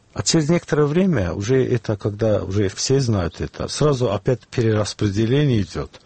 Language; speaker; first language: Russian; non-native, local second language; Azerbaijani